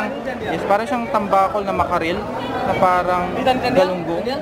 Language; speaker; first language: Filipino; native; Filipino